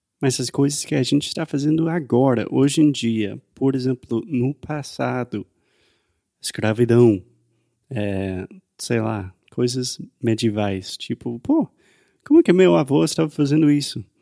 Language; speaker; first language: Portuguese; non-native, fluent; English